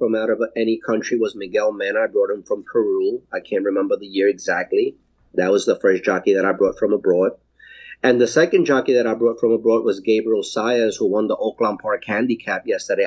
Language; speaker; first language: English; native; English